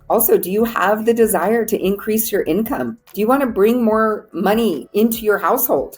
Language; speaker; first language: English; native; English